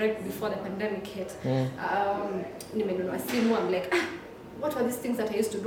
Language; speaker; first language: English; non-native, local second language; Swahili